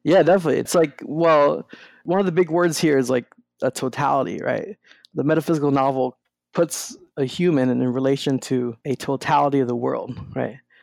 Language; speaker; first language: English; non-native, local second language; Spanish